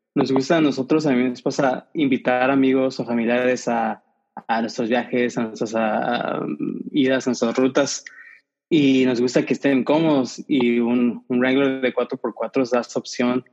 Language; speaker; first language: Spanish; early bilingual, heritage; Spanish